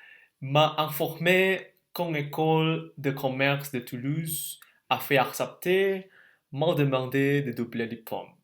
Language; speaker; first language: French; non-native, learner; Indonesian